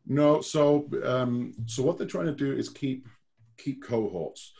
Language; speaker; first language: English; native; English